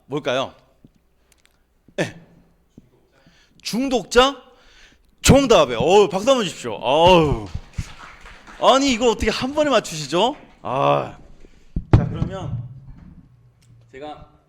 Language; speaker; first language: Korean; native; Korean